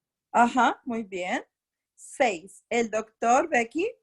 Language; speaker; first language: Spanish; non-native, fluent; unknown